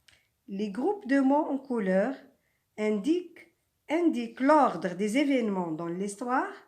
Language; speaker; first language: French; non-native, local second language; Arabic